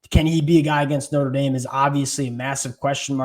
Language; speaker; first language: English; native; English